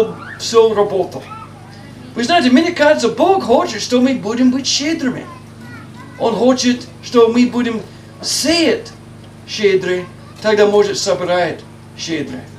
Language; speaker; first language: Russian; non-native, learner; English